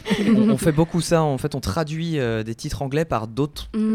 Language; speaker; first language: French; native; French